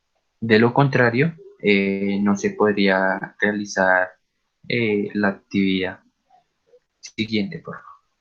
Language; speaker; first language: Spanish; native; Spanish